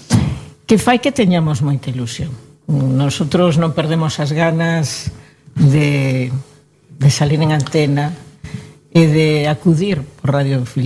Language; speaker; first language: Galician; native; Galician